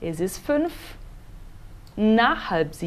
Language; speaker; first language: German; non-native, fluent; Portuguese